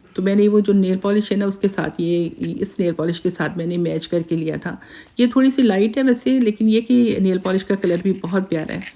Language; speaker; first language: Urdu; native; Urdu